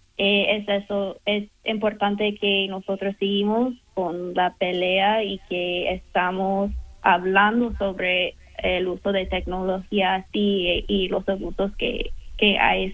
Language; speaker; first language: Spanish; non-native, fluent; English